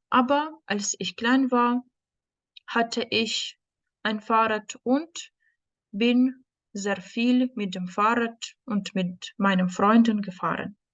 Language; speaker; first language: German; non-native, fluent; Ukrainian